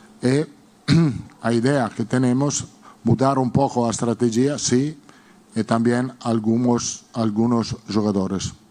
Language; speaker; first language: Portuguese; non-native, learner; Spanish